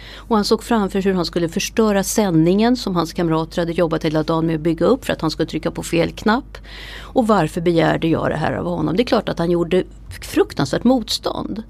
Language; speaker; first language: Swedish; native; Swedish